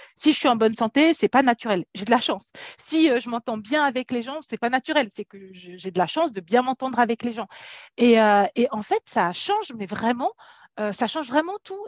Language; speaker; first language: French; native; French